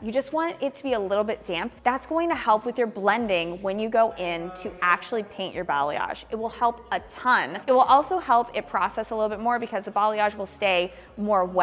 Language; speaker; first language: English; native; English